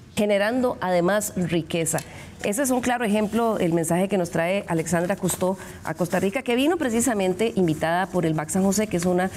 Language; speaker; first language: Spanish; native; Spanish